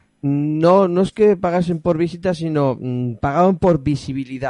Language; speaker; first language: Spanish; native; Spanish